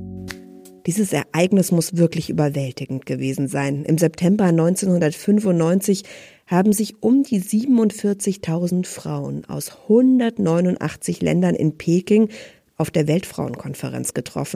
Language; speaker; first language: German; native; German